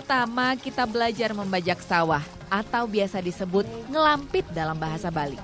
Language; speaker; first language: Indonesian; native; Indonesian